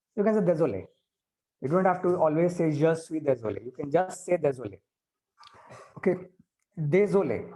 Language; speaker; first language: French; non-native, learner; Hindi